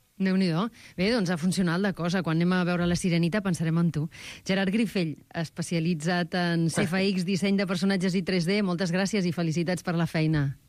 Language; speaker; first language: Catalan; native; Catalan